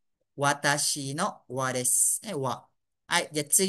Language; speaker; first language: Japanese; non-native, fluent; Malay